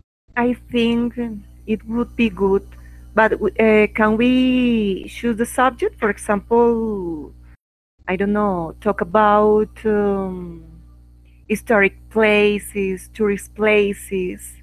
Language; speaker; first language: English; non-native, learner; Spanish